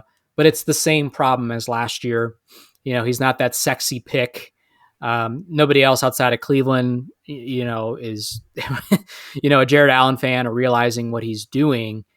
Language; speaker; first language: English; native; English